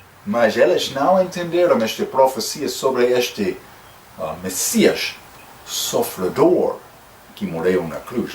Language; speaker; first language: Portuguese; non-native, fluent; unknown